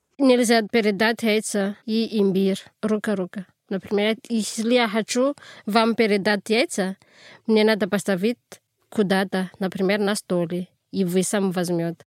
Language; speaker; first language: Russian; non-native, fluent; Malagasy